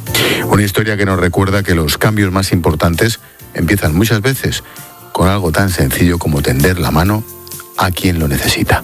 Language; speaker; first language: Spanish; native; Spanish